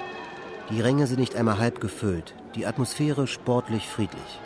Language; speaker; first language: German; native; German